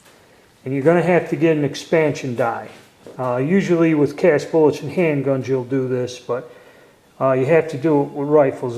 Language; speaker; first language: English; native; English